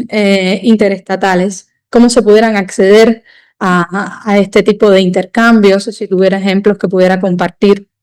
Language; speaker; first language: Spanish; native; Spanish